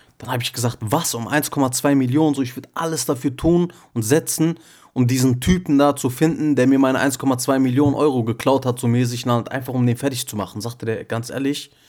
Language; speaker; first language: German; early bilingual, other home language; Turkish